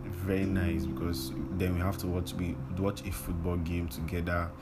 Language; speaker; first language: English; non-native, local second language; Yoruba